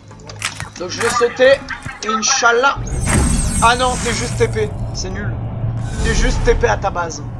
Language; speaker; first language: French; native; French